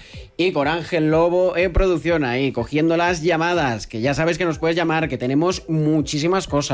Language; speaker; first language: Spanish; native; Spanish